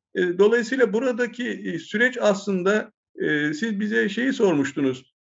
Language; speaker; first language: Turkish; native; Turkish